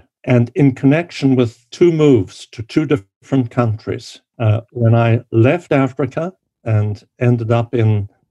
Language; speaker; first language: English; native; English